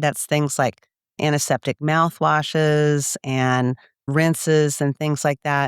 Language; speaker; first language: English; native; English